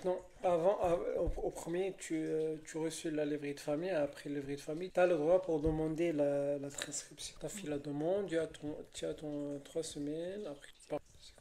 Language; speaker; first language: French; non-native, learner; Arabic